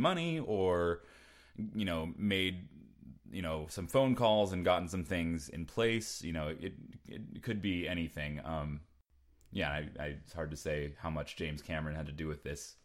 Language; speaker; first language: English; native; English